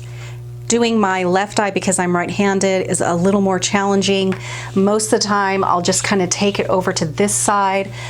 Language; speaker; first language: English; native; English